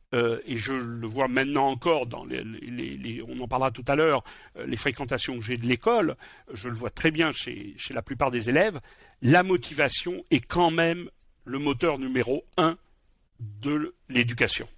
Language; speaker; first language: French; native; French